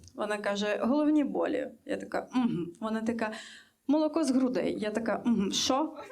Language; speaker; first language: Ukrainian; native; Ukrainian